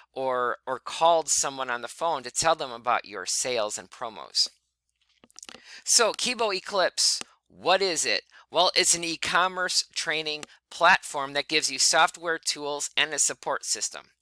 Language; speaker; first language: English; native; English